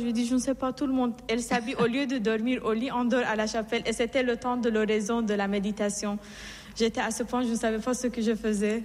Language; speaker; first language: French; non-native, fluent; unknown